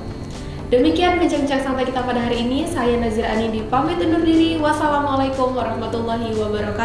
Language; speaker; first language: Indonesian; native; Indonesian